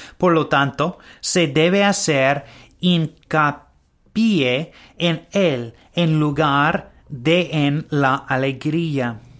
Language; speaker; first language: Spanish; non-native, learner; English